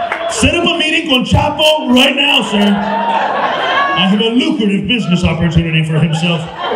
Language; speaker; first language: English; early bilingual, other home language; Spanish